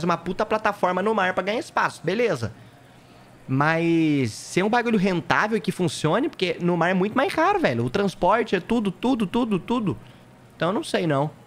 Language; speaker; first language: Portuguese; native; Portuguese